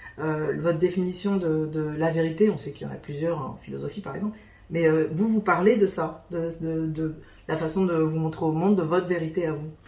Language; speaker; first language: French; native; French